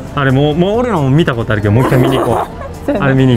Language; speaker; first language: Japanese; native; Japanese